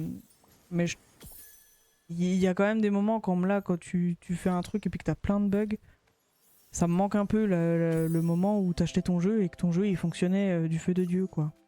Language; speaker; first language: French; native; French